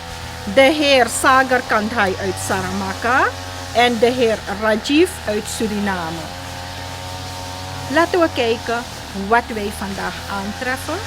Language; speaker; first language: Dutch; non-native, local second language; Caribbean Hindustani